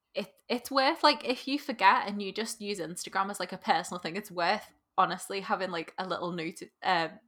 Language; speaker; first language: English; native; English